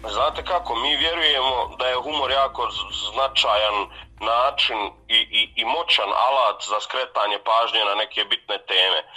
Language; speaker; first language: Bosnian; native; Bosnian